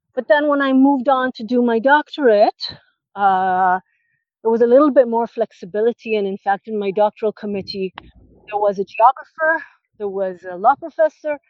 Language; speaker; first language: English; non-native, fluent; Hebrew